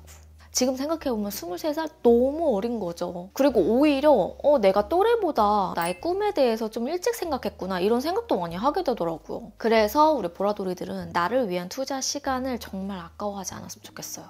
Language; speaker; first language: Korean; native; Korean